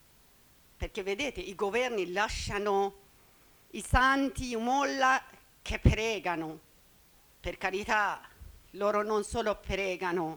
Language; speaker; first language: Italian; non-native, learner; Persian